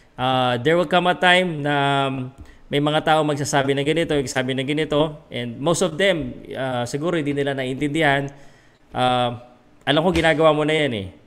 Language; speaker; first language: Filipino; native; Filipino